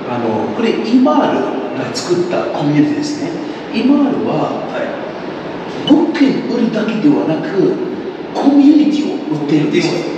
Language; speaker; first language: Japanese; non-native, learner; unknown